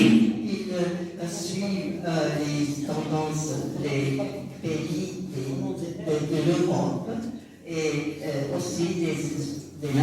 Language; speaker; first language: French; non-native, learner; Japanese